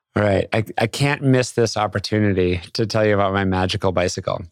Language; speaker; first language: English; native; English